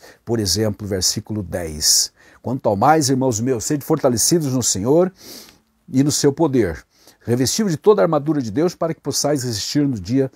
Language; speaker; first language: Portuguese; native; Portuguese